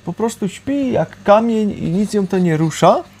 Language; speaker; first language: Polish; early bilingual, heritage; Polish